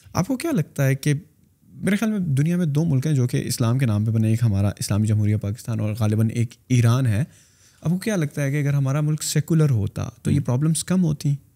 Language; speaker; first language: Urdu; native; Urdu